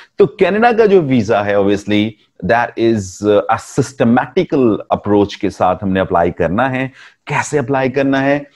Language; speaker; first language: Urdu; non-native, local second language; Punjabi